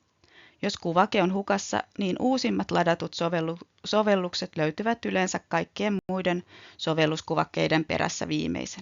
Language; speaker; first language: Finnish; native; Finnish